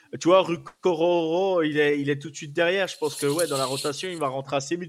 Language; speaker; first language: French; native; French